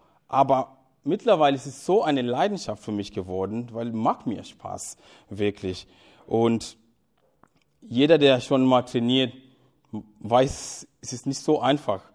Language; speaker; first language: German; non-native, fluent; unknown